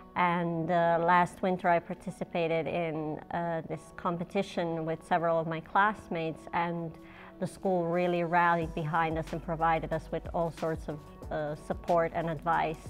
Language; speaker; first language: English; non-native, fluent; Serbian